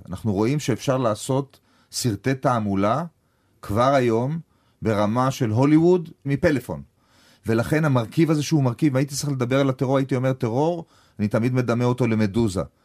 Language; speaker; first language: Hebrew; native; Hebrew